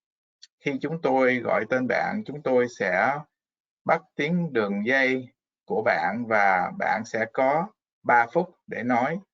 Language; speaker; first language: Vietnamese; non-native, fluent; English